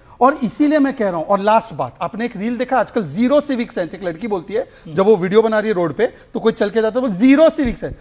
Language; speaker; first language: Hindi; native; Hindi